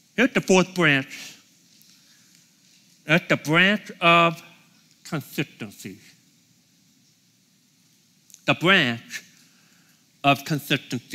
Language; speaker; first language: English; native; English